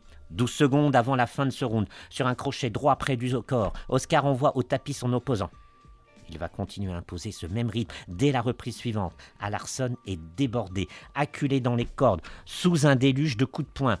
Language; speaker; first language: French; native; French